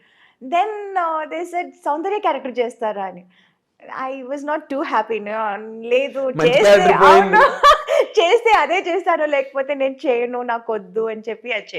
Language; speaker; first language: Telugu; non-native, local second language; Tamil